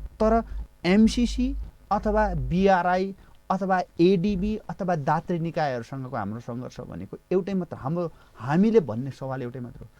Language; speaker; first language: Nepali; non-native, local second language; Eastern Tamang